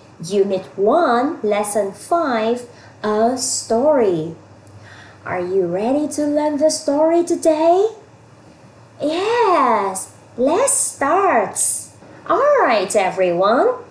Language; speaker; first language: English; non-native, fluent; Vietnamese